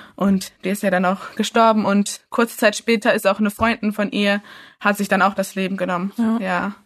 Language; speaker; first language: German; early bilingual, other home language; English